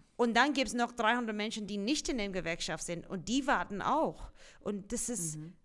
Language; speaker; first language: German; non-native, fluent; English